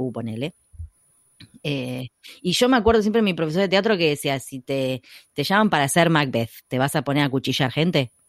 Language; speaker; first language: Spanish; native; Spanish